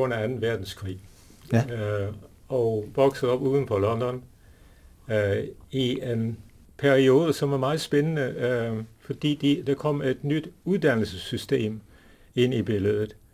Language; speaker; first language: Danish; non-native, fluent; English